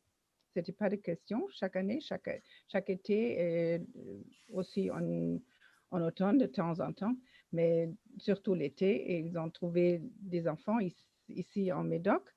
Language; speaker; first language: French; non-native, learner; German